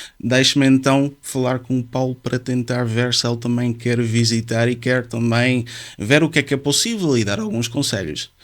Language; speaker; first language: Portuguese; non-native, fluent; Dutch